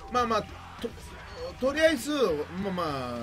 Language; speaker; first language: Japanese; non-native, learner; Spanish